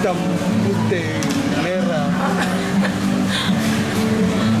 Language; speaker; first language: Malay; non-native, learner; English